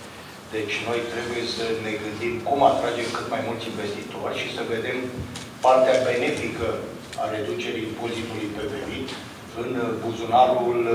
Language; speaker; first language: Romanian; native; Romanian